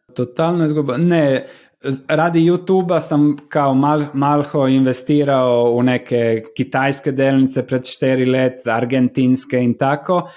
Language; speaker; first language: Slovenian; non-native, learner; Croatian